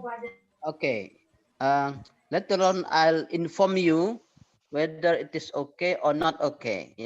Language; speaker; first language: English; non-native, fluent; Indonesian